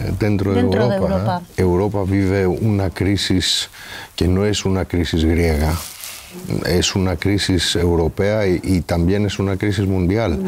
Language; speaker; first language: Spanish; non-native, fluent; Greek